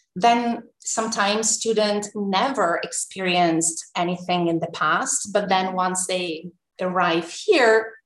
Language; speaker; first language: English; non-native, fluent; Italian